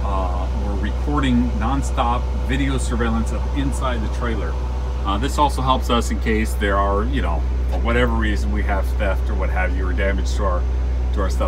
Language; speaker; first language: English; native; English